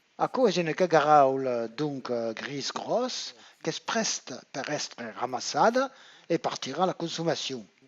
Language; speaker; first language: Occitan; native; Occitan